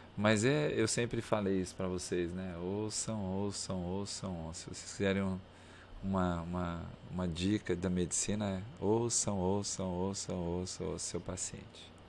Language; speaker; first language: Portuguese; native; Portuguese